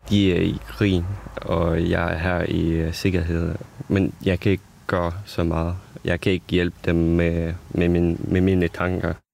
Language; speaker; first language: Danish; non-native, fluent; Ukrainian